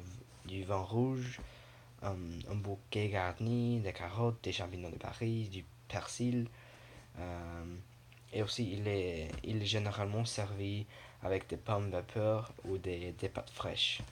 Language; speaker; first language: French; non-native, learner; English